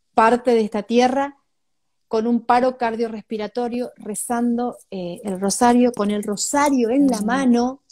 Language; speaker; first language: Spanish; native; Spanish